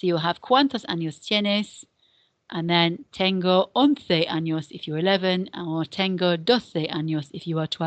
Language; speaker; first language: Spanish; non-native, fluent; English